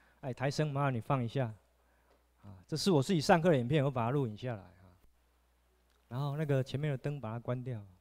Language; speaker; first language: Chinese; native; Chinese